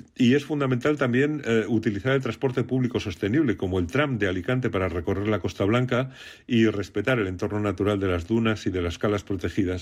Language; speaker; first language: Spanish; native; Spanish